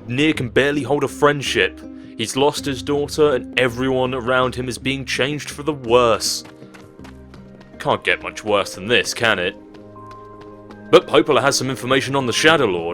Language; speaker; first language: English; native; English